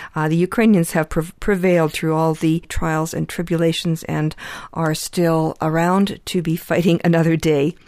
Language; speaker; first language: English; early bilingual, other home language; Ukrainian